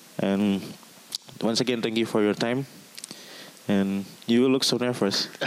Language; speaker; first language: English; non-native, learner; Indonesian